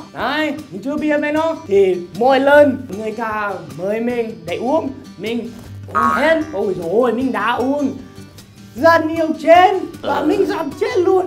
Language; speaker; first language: Vietnamese; non-native, fluent; English